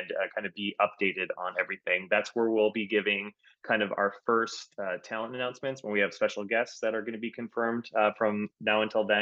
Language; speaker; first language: English; native; English